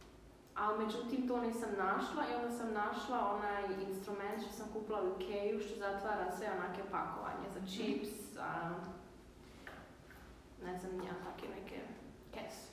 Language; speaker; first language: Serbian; early bilingual, heritage; Serbian